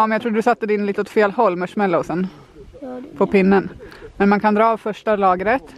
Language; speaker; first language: Swedish; native; Swedish